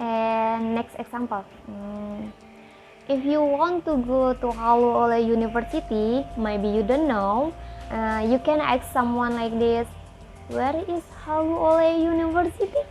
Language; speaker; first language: English; non-native, learner; Indonesian